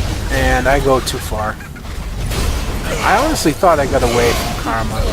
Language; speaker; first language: English; native; English